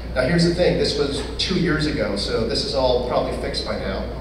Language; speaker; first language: English; native; English